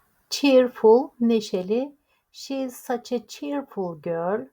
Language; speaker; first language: English; non-native, fluent; Turkish